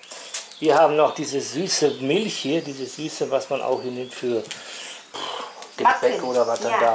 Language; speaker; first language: German; native; German